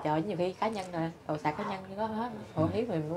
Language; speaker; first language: Vietnamese; native; Vietnamese